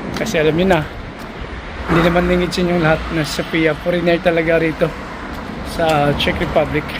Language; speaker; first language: Filipino; native; Filipino